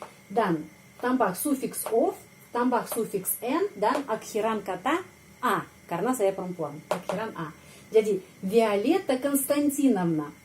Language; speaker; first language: Indonesian; non-native, fluent; Russian